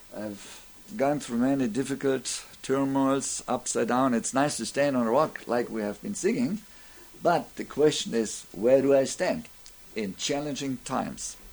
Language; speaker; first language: English; non-native, fluent; German